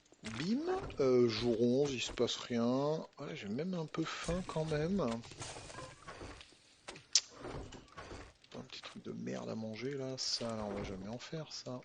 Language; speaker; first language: French; native; French